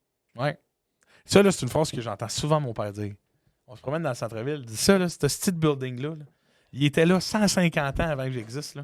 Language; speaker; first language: French; native; French